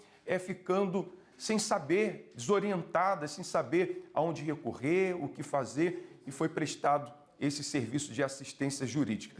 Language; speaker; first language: Portuguese; native; Portuguese